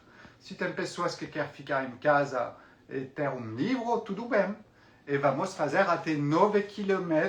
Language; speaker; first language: Portuguese; non-native, fluent; French